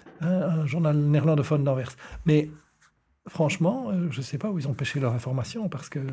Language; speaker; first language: French; native; French